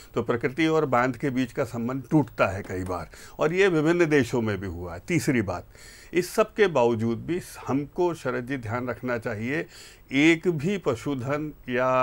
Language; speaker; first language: Hindi; native; Hindi